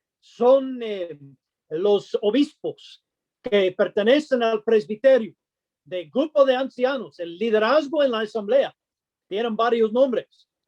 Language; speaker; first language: Spanish; non-native, fluent; English